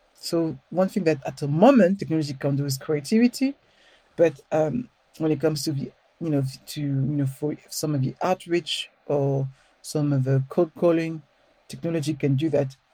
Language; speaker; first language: English; non-native, fluent; French